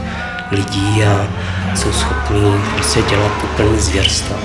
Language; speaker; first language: Czech; native; Czech